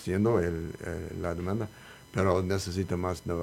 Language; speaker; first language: Spanish; non-native, learner; English